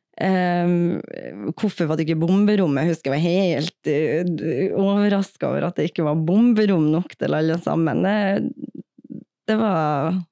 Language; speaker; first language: Norwegian; native; Norwegian